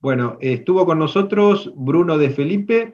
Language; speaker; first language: Spanish; native; Spanish